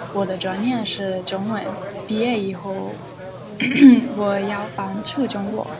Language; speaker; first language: Chinese; non-native, learner; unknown